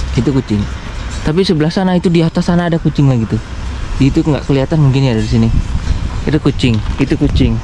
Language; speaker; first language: Indonesian; native; Indonesian